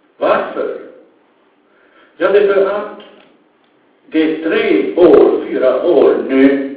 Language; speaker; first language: Swedish; non-native, fluent; Arabic